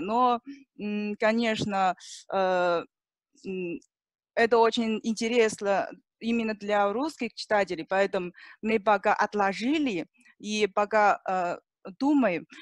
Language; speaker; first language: Russian; non-native, learner; Chinese